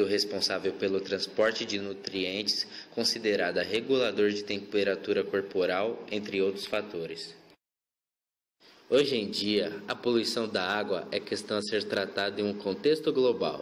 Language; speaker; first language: Portuguese; native; Portuguese